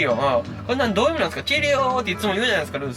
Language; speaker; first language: Japanese; native; Japanese